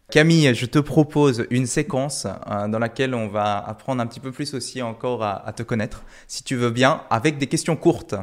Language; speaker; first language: French; early bilingual, other home language; Korean